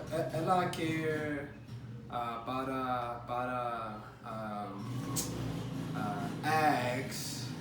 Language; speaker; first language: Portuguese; non-native, learner; English